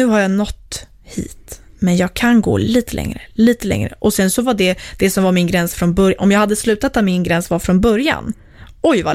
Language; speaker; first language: Swedish; native; Swedish